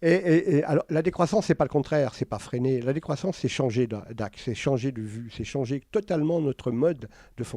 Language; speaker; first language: French; native; French